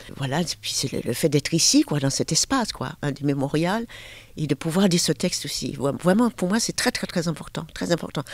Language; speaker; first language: French; native; French